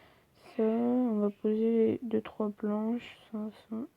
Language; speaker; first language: French; native; French